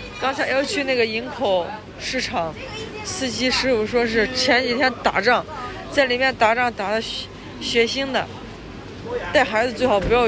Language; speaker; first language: Chinese; native; Chinese